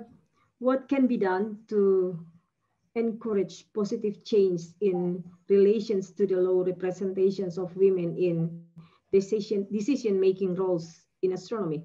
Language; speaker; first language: English; non-native, fluent; Indonesian